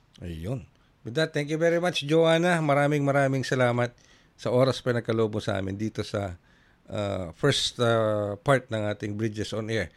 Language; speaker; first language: Filipino; native; Filipino